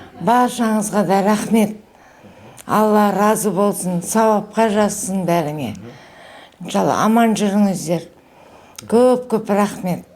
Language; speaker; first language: Kazakh; native; Kazakh